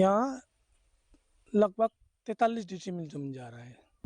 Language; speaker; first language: Hindi; non-native, local second language; Bangla